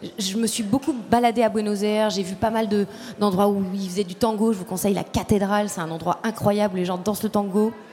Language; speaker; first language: French; early bilingual, other home language; Spanish